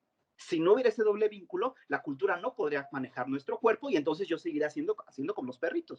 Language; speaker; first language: Spanish; native; Spanish